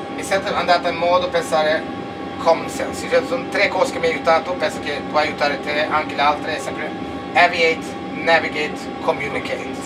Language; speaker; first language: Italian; non-native, learner; Swedish